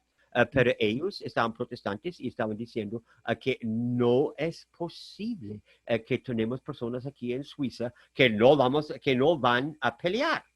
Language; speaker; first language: Spanish; non-native, fluent; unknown